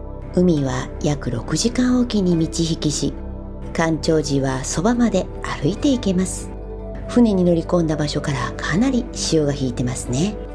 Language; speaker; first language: Japanese; native; Japanese